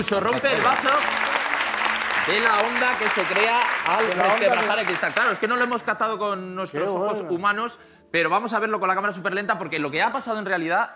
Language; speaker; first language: Spanish; native; Spanish